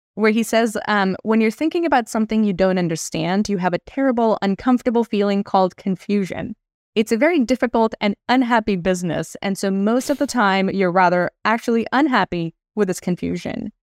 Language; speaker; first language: English; non-native, local second language; Hindi